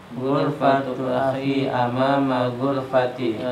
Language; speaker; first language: Arabic; non-native, learner; Indonesian